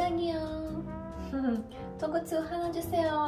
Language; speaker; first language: Korean; non-native, learner; English